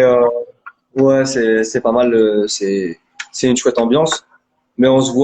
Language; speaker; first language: French; native; French